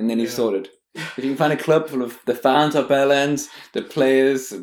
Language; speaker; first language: English; native; English